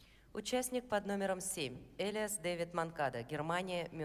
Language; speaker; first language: Russian; native; Russian